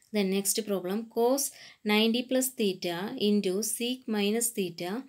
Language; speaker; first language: English; non-native, local second language; Malayalam